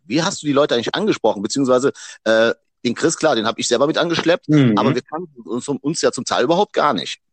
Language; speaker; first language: German; native; German